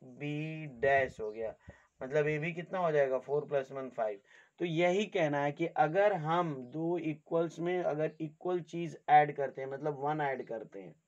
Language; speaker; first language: Hindi; native; Hindi